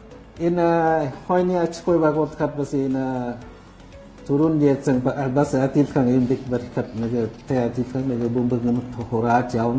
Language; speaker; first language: Mongolian; non-native, fluent; Lao